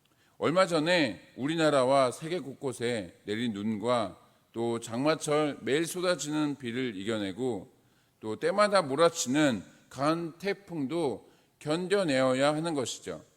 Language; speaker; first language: Korean; native; Korean